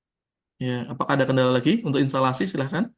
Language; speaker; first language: Indonesian; native; Indonesian